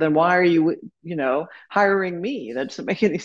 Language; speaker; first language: English; native; English